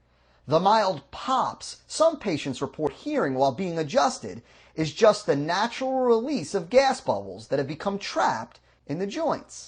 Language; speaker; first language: English; native; English